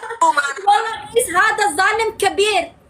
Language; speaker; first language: Arabic; non-native, learner; Pashto